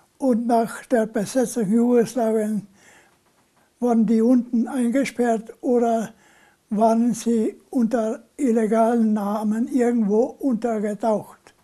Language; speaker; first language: German; non-native, local second language; Slovenian